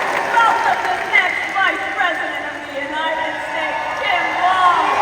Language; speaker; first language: English; native; English